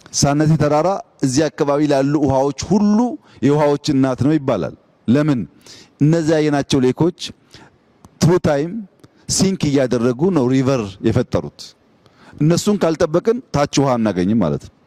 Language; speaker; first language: Amharic; non-native, local second language; Oromo